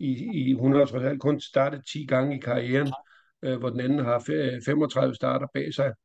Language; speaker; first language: Danish; native; Danish